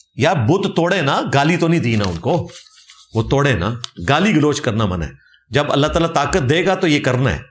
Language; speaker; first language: Urdu; non-native, local second language; Punjabi